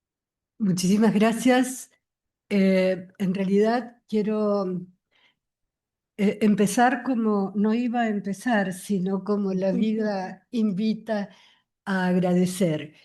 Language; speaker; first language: Spanish; native; Spanish